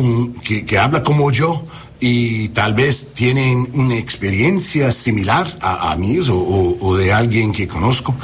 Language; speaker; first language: Spanish; early bilingual, heritage; English